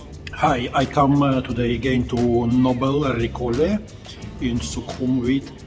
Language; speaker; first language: English; non-native, fluent; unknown